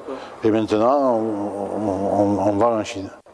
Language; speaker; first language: French; native; French